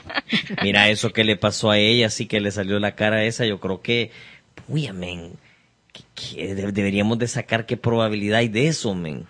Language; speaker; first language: Spanish; native; Spanish